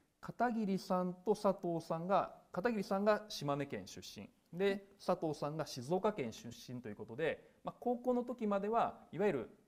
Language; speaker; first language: Japanese; native; Japanese